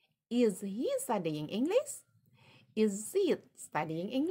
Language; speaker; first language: English; non-native, learner; Indonesian